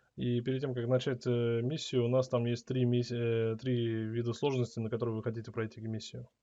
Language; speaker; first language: Russian; native; Russian